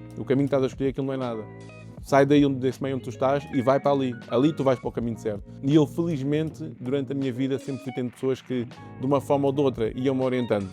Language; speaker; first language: Portuguese; early bilingual, other home language; Kabuverdianu